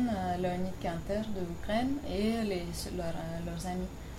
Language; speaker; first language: French; non-native, fluent; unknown